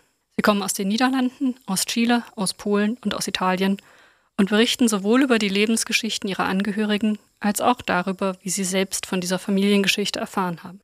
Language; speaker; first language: German; native; German